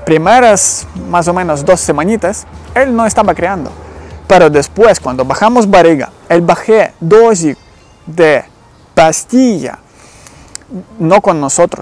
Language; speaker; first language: Spanish; non-native, learner; Ukrainian